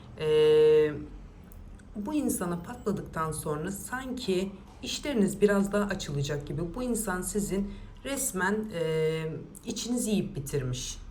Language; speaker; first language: Turkish; native; Turkish